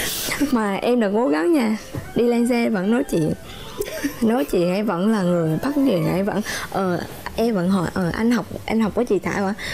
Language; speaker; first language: Vietnamese; native; Vietnamese